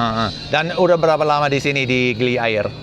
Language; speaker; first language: Indonesian; non-native, fluent; English